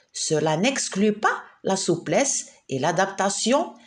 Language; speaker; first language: French; non-native, local second language; Arabic